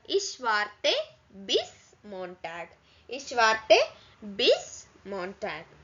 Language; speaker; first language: German; non-native, learner; Malayalam